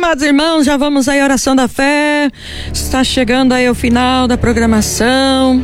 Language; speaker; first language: Portuguese; native; Portuguese